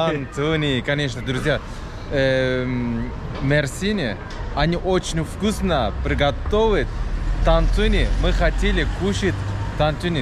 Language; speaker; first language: Russian; non-native, learner; Turkish